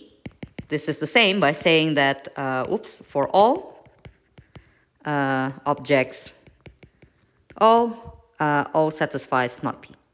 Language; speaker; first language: English; non-native, fluent; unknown